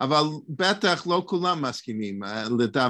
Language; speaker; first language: Hebrew; non-native, learner; English